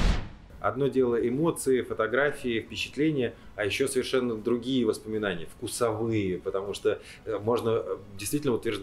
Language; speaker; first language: Russian; native; Russian